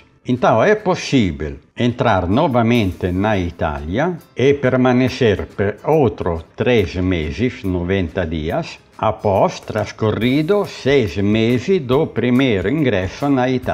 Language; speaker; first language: Portuguese; non-native, learner; Italian